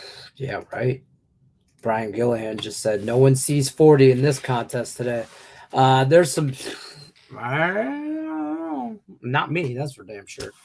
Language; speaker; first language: English; native; English